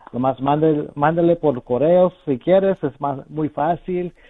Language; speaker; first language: Spanish; early bilingual, other home language; English